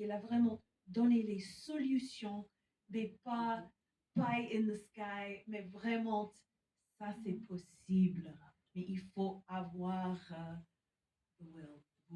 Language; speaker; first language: French; non-native, fluent; English